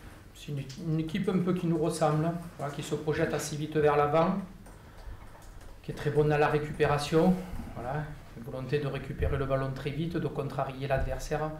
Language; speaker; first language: French; native; French